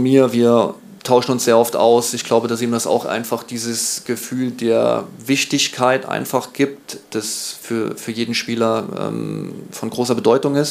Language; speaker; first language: German; native; German